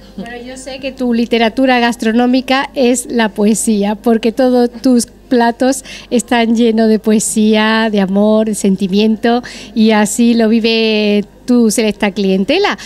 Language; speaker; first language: Spanish; native; Spanish